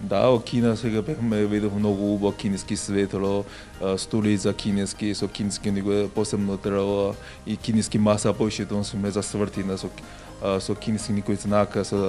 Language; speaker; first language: Macedonian; non-native, learner; Chinese